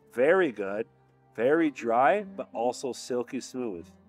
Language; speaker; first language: English; native; English